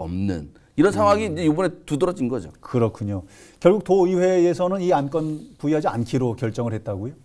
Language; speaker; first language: Korean; native; Korean